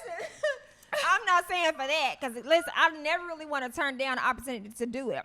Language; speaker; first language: English; native; English